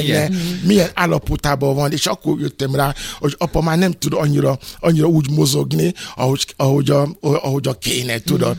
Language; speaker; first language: Hungarian; non-native, fluent; Yoruba